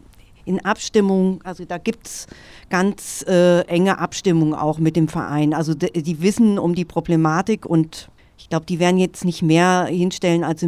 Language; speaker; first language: German; native; German